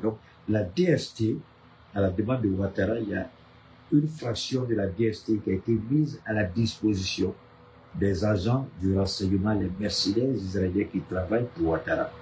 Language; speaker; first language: French; native; French